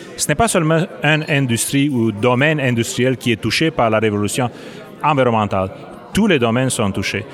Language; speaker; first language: French; non-native, fluent; Romanian